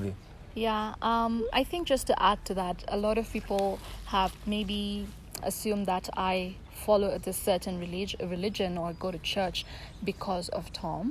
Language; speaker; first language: English; non-native, local second language; Tamil